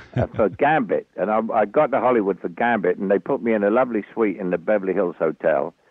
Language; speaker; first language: English; native; English